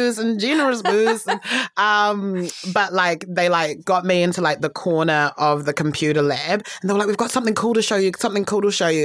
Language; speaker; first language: English; early bilingual, other home language; Shona